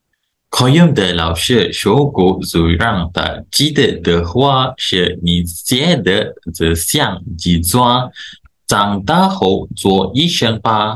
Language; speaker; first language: Chinese; non-native, local second language; Malay